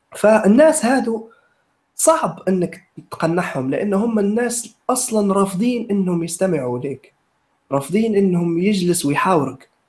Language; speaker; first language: Arabic; native; Arabic